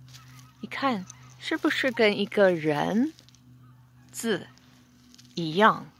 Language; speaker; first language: Chinese; non-native, fluent; English